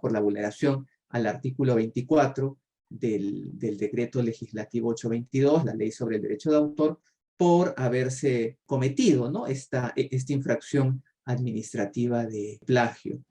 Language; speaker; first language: Spanish; native; Spanish